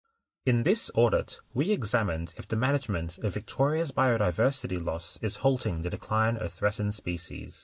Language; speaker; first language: English; native; English